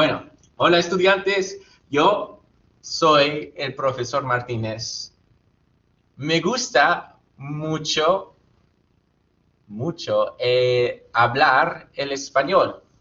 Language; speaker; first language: Spanish; non-native, fluent; English